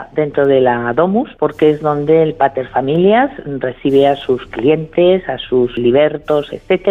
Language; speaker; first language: Spanish; native; Spanish